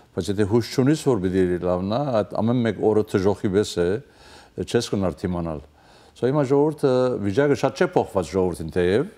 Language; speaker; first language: Armenian; early bilingual, heritage; Armenian